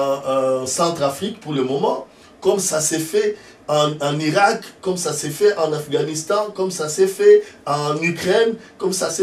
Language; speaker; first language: French; non-native, local second language; Lingala